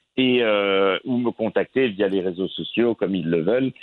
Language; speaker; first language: French; native; French